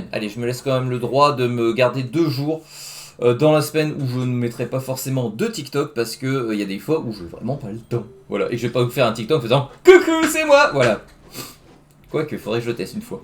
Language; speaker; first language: French; native; French